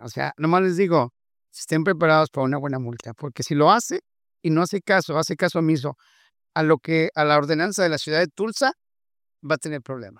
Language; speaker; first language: Spanish; native; Spanish